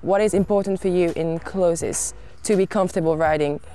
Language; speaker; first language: English; non-native, fluent; French